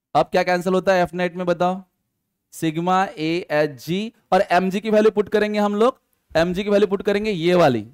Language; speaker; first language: Hindi; non-native, local second language; Marathi